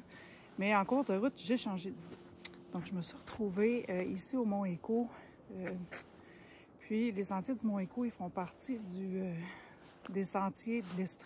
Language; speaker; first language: French; native; French